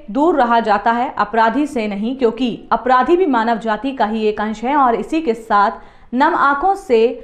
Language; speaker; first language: Hindi; native; Hindi